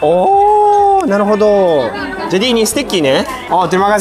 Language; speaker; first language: Indonesian; non-native, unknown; Japanese